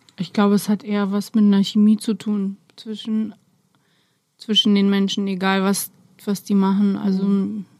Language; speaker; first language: German; early bilingual, other home language; Romanian